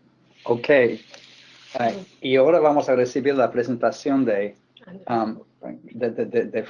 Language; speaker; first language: Spanish; non-native, fluent; English